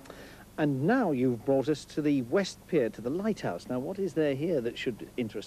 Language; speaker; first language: English; native; English